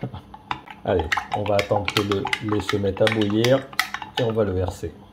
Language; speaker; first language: French; native; French